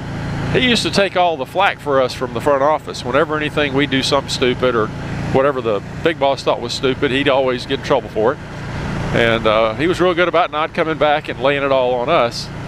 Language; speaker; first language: English; native; English